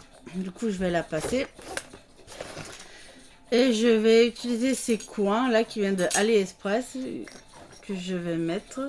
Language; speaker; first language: French; native; French